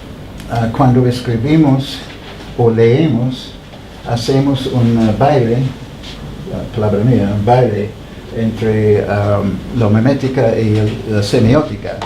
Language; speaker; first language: Spanish; non-native, fluent; English